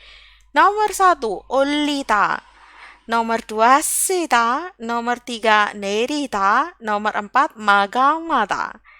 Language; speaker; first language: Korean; non-native, fluent; Indonesian